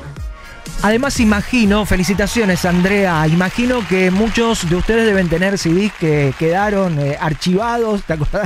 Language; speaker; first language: Spanish; native; Spanish